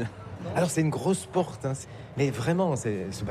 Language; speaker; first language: French; native; French